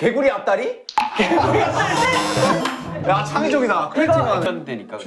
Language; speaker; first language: Korean; native; Korean